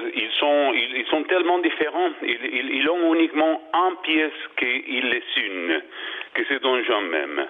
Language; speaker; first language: French; non-native, learner; Spanish